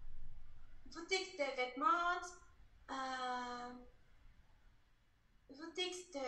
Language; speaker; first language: French; non-native, learner; Spanish